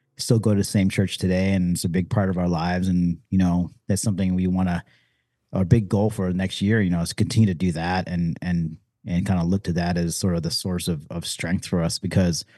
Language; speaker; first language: English; native; English